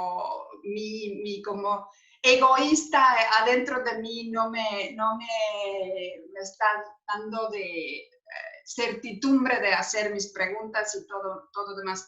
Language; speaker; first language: Spanish; non-native, learner; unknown